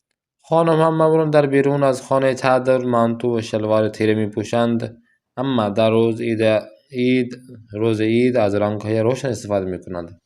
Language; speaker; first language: Persian; non-native, fluent; Urdu